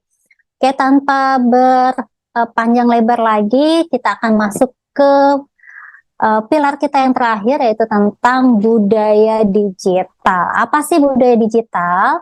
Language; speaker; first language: Indonesian; native; Indonesian